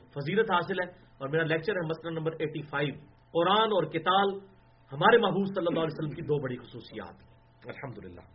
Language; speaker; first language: Urdu; non-native, local second language; Punjabi